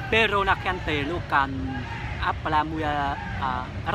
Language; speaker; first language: Spanish; non-native, learner; Vietnamese